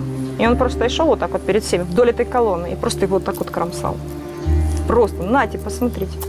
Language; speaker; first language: Russian; native; Russian